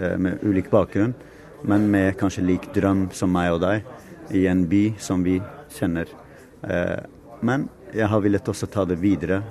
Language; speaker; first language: Norwegian; non-native, fluent; Kurdish